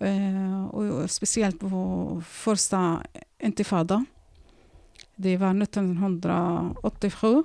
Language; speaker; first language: Swedish; non-native, fluent; Arabic